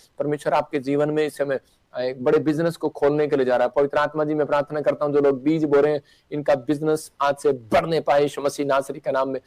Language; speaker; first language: Hindi; non-native, local second language; Punjabi